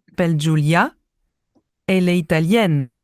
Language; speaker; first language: French; non-native, learner; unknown